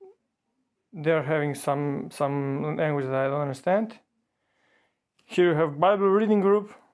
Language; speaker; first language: English; non-native, fluent; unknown